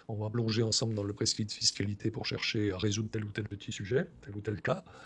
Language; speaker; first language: French; native; French